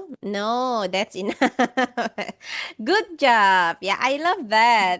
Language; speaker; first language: English; non-native, fluent; Indonesian